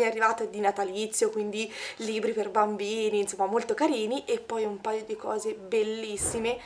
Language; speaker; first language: Italian; native; Italian